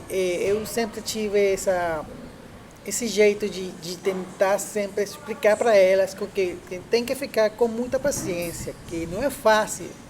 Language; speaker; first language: Portuguese; non-native, fluent; Spanish